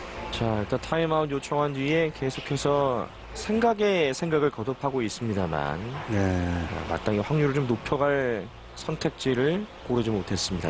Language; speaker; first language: Korean; native; Korean